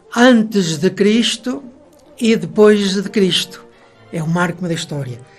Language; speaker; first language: Portuguese; native; Portuguese